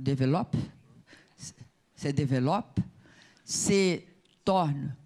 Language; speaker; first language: French; non-native, learner; Portuguese